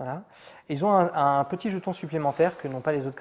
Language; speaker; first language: French; native; French